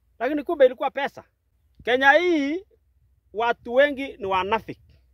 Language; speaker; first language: Swahili; non-native, local second language; Kalenjin